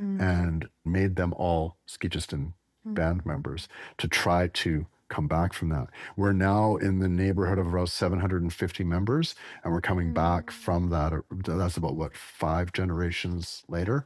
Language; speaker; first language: English; native; English